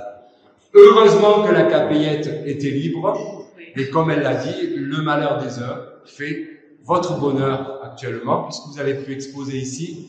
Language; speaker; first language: French; native; French